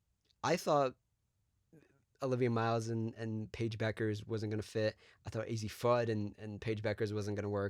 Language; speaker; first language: English; native; English